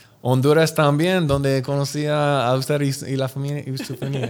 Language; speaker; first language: Spanish; non-native, learner; English